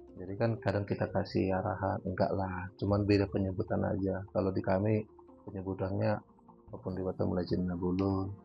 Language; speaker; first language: Indonesian; native; Indonesian